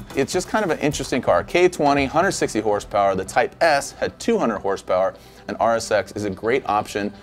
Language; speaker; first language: English; native; English